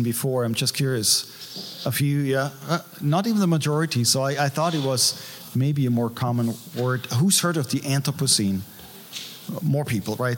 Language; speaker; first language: English; non-native, fluent; German